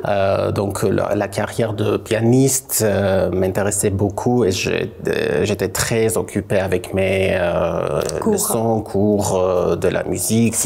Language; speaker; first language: French; non-native, fluent; Armenian